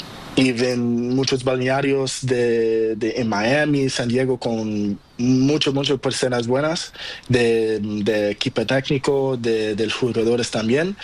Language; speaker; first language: Spanish; non-native, learner; Portuguese